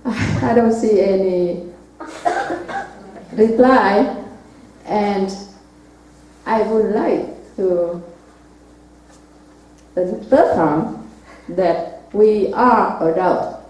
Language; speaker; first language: English; non-native, learner; Vietnamese